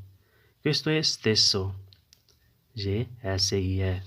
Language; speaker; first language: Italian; non-native, learner; Urdu